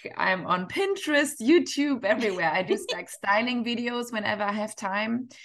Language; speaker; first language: English; non-native, fluent; German